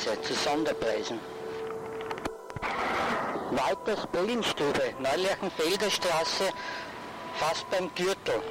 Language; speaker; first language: German; native; German